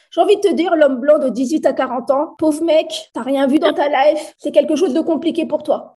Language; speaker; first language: French; native; French